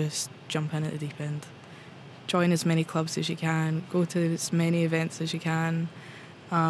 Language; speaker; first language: English; native; English